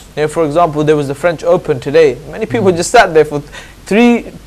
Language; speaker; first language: English; native; English